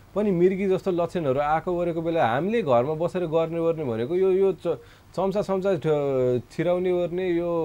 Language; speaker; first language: Nepali; non-native, local second language; Maithili